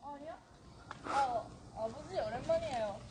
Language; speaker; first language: Korean; non-native, learner; Japanese